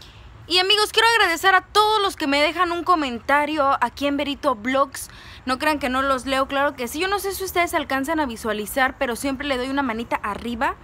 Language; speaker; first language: Spanish; native; Spanish